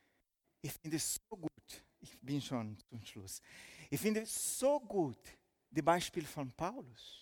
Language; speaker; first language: German; non-native, fluent; Portuguese